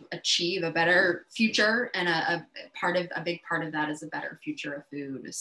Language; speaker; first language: English; native; English